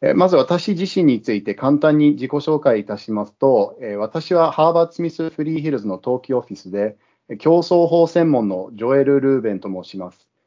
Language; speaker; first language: Japanese; non-native, fluent; English